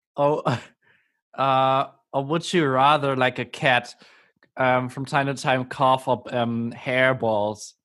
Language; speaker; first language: English; non-native, fluent; German